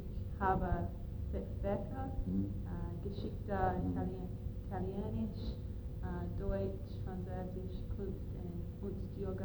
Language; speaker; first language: German; non-native, learner; English